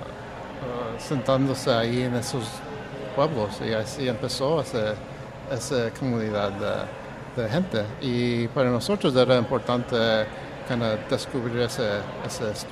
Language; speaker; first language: Spanish; early bilingual, heritage; Spanish